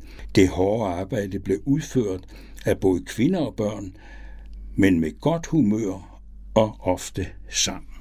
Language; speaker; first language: Danish; native; Danish